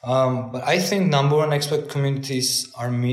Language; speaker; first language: English; non-native, fluent; Georgian